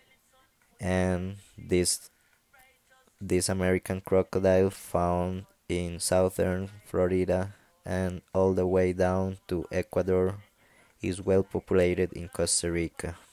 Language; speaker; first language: English; non-native, fluent; Spanish